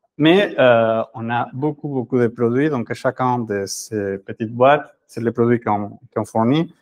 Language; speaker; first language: French; non-native, fluent; Spanish